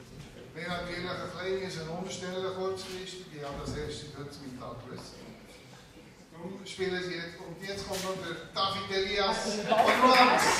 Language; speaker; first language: German; native; German